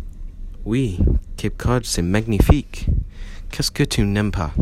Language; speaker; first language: French; non-native, learner; English